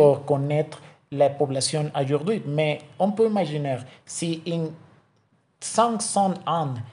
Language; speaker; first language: French; non-native, learner; Spanish